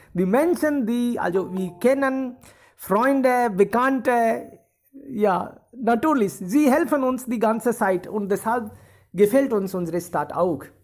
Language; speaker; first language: German; non-native, fluent; Hindi